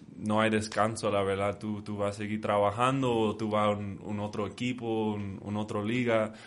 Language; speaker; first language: Spanish; early bilingual, heritage; Spanish